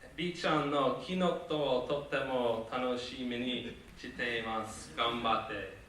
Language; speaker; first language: Japanese; non-native, learner; English